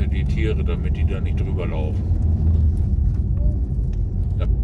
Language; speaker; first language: German; native; German